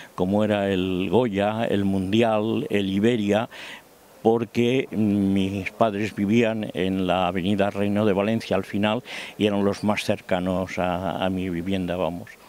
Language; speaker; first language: Spanish; native; Spanish